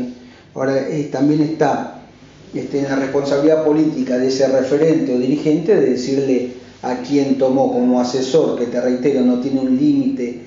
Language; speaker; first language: Spanish; native; Spanish